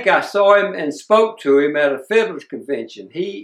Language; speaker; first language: English; native; English